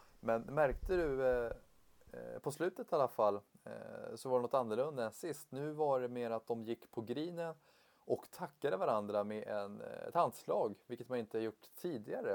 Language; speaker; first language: Swedish; native; Swedish